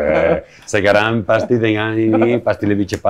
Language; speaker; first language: Indonesian; non-native, learner; Spanish